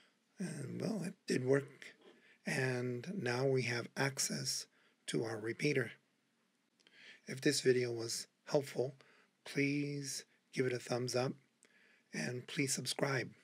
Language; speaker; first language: English; native; English